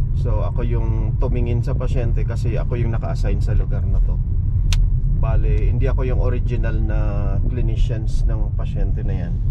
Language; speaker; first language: Filipino; native; Filipino